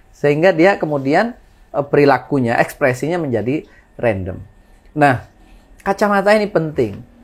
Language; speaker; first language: Indonesian; non-native, local second language; Madurese